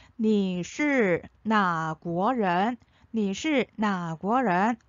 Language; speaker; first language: Chinese; non-native, fluent; Korean